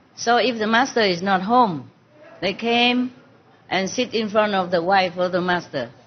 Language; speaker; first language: English; non-native, fluent; Vietnamese